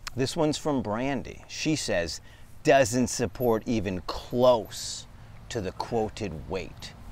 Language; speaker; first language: English; native; English